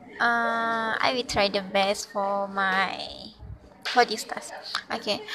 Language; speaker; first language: English; non-native, learner; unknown